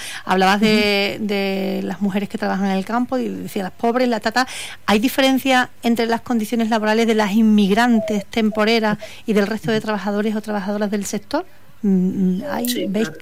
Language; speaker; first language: Spanish; native; Spanish